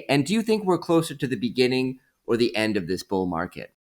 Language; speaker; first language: English; native; English